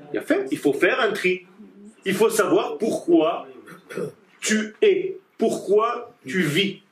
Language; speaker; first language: French; non-native, fluent; Hebrew